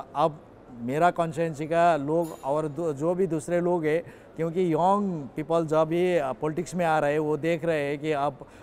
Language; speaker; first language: Hindi; non-native, local second language; Nepali